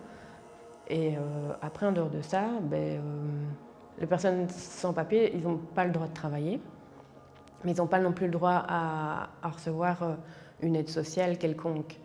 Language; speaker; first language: French; native; French